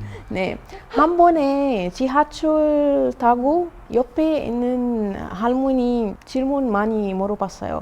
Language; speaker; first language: Korean; non-native, learner; Arabic